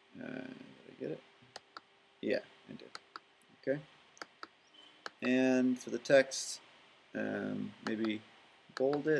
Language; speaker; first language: English; native; English